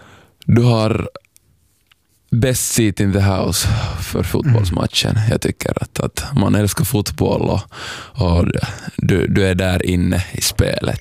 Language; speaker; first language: Swedish; non-native, fluent; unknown